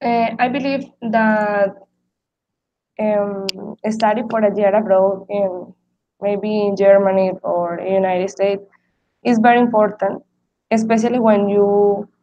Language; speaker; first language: English; non-native, learner; Spanish